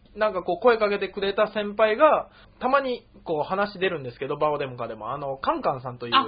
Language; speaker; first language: Japanese; native; Japanese